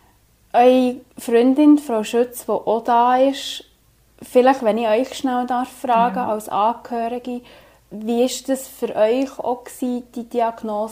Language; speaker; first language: German; native; German